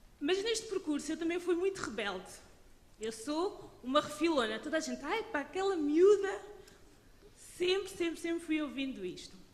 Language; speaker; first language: Portuguese; early bilingual, other home language; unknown